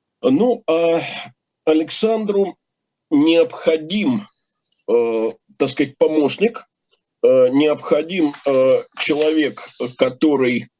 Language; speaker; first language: Russian; native; Russian